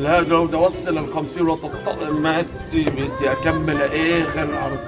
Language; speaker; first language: Arabic; native; Arabic